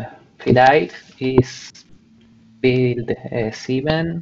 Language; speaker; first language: German; non-native, learner; Spanish